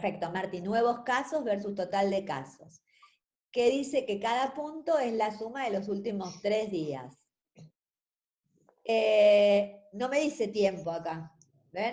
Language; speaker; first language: Spanish; native; Spanish